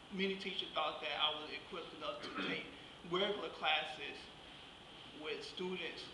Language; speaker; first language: English; native; English